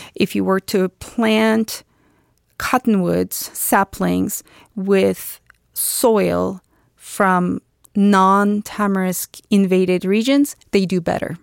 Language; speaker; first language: English; non-native, fluent; Turkish